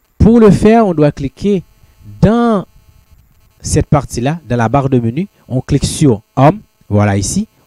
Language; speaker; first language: French; non-native, local second language; Haitian Creole